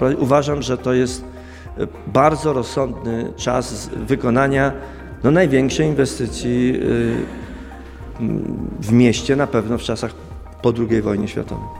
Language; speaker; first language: Polish; native; Polish